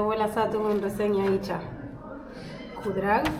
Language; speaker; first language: Romanian; non-native, learner; Spanish